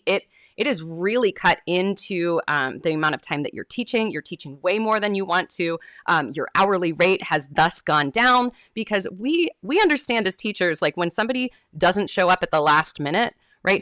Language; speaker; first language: English; native; English